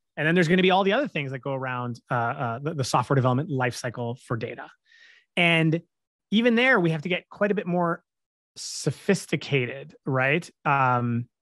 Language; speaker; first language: English; native; English